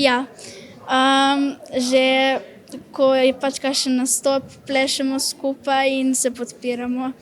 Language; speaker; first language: Slovenian; early bilingual, other home language; Serbian